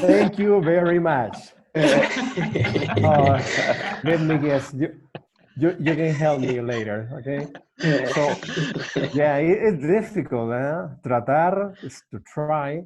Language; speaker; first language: English; non-native, learner; Spanish